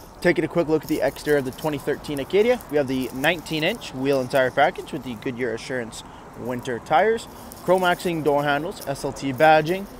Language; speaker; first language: English; native; English